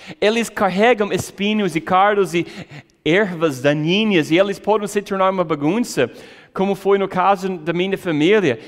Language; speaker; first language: Portuguese; non-native, fluent; English